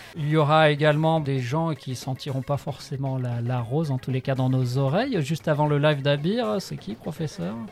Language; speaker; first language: French; native; French